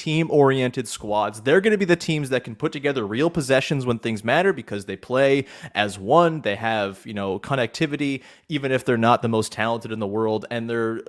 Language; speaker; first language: English; native; English